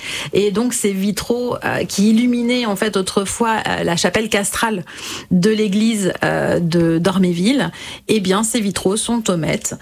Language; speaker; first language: French; native; French